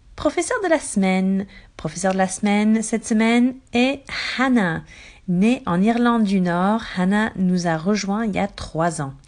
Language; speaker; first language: French; native; French